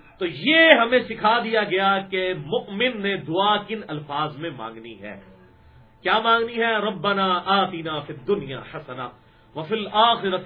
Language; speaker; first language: Urdu; non-native, local second language; Punjabi